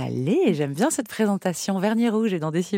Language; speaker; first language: French; native; French